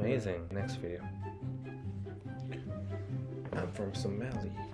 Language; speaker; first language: English; non-native, learner; Korean